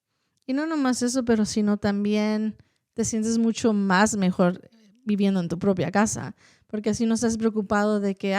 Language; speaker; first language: Spanish; early bilingual, heritage; Spanish